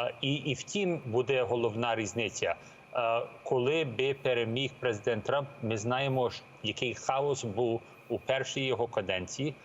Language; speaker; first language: Ukrainian; early bilingual, heritage; Ukrainian